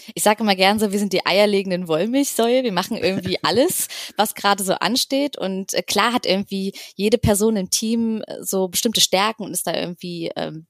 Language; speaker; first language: German; native; German